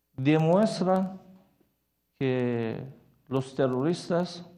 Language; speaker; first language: Spanish; non-native, fluent; Persian